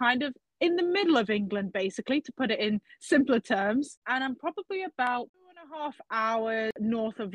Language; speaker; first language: English; native; English